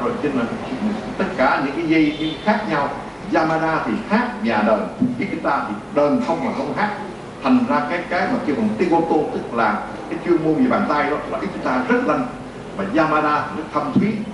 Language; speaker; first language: Vietnamese; native; Vietnamese